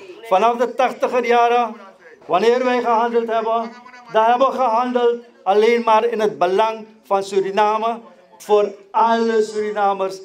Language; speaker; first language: Dutch; native; Dutch